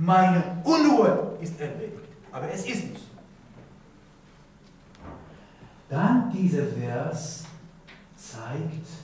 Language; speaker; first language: German; non-native, learner; Persian